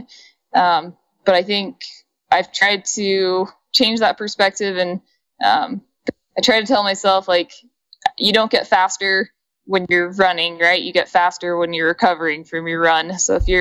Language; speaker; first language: English; native; English